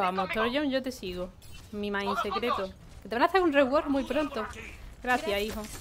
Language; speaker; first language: Spanish; native; Spanish